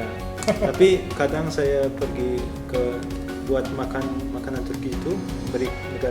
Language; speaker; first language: Indonesian; non-native, fluent; Turkmen